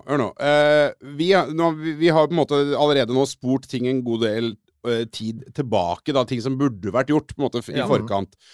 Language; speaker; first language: Norwegian; native; Norwegian